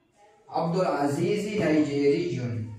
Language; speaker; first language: Arabic; non-native, fluent; Urdu